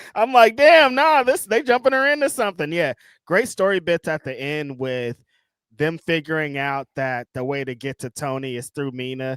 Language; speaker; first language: English; native; English